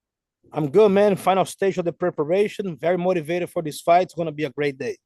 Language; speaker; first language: English; non-native, fluent; Portuguese